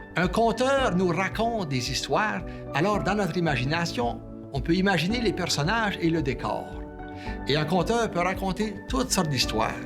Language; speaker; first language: French; native; French